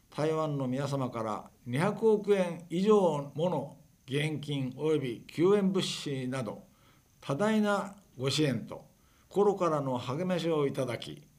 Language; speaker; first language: Japanese; native; Japanese